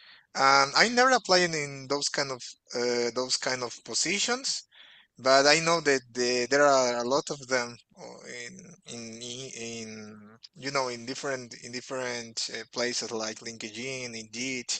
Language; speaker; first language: English; non-native, fluent; Portuguese